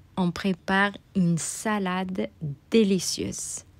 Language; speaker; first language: French; non-native, local second language; Arabic